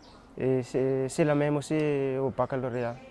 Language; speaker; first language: French; non-native, local second language; Malagasy